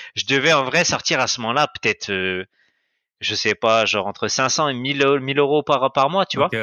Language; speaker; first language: French; native; French